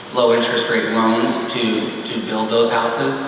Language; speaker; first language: English; native; English